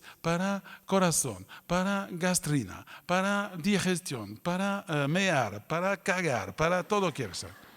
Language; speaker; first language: Spanish; non-native, fluent; French